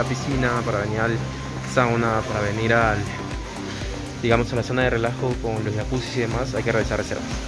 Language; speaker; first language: Spanish; native; Spanish